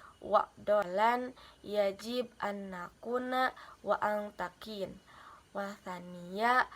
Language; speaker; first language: Arabic; non-native, learner; Indonesian